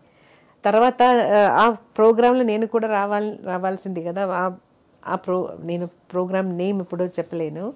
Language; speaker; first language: Telugu; non-native, local second language; Malayalam